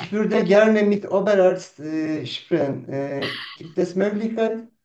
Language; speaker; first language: German; non-native, learner; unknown